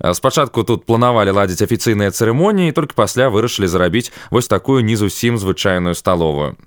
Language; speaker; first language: Belarusian; non-native, local second language; Russian